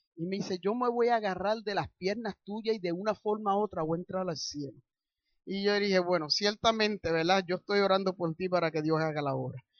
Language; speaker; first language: Spanish; early bilingual, heritage; Spanish